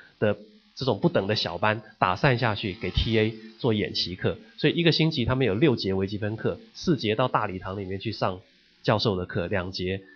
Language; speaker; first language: Chinese; native; Chinese